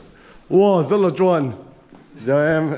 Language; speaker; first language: Vietnamese; non-native, learner; English